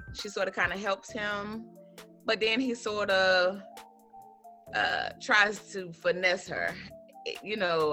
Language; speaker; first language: English; native; English